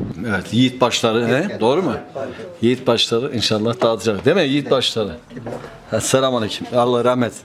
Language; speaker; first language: Turkish; native; Turkish